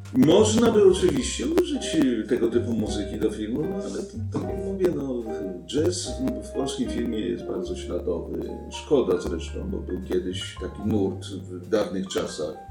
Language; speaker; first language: Polish; native; Polish